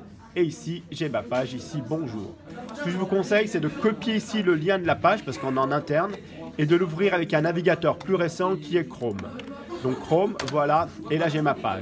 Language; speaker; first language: French; native; French